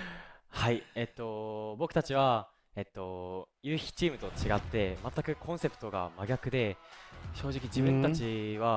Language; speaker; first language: Japanese; native; Japanese